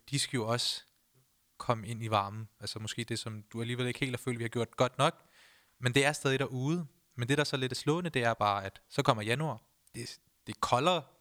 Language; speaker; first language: Danish; early bilingual, other home language; Punjabi